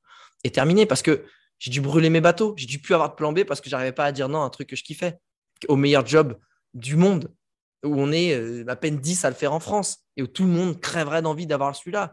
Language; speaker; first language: French; native; French